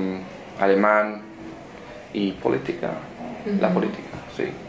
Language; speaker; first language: Spanish; non-native, learner; English